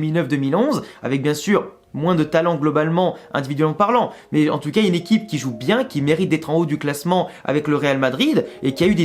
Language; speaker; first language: French; native; French